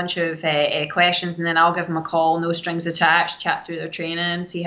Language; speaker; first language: English; native; English